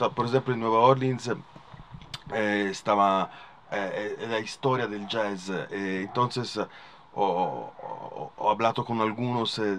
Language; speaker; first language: Spanish; non-native, learner; Italian